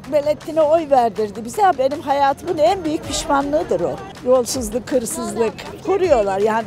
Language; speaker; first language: Turkish; native; Turkish